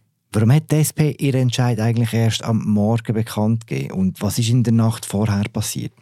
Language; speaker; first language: German; native; German